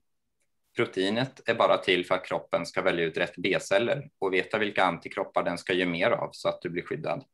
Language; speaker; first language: Swedish; native; Swedish